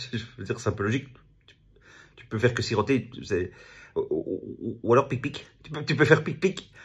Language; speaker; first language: French; native; French